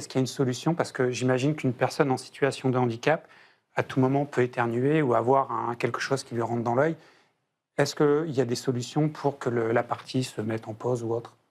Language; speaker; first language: French; native; French